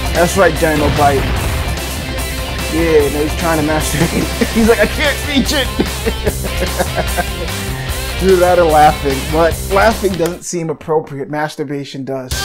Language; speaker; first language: English; native; English